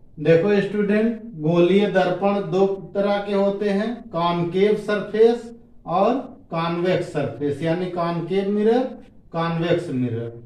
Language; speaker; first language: Hindi; native; Hindi